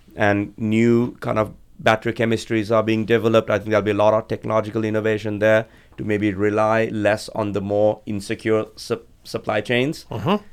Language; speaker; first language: English; non-native, local second language; Sinhala